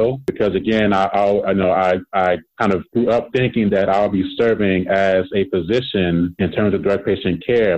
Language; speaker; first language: English; native; English